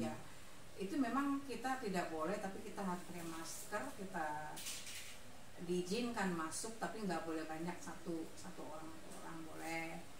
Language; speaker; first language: Indonesian; non-native, local second language; Minangkabau